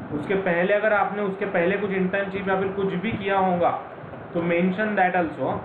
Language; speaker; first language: Hindi; non-native, local second language; Marathi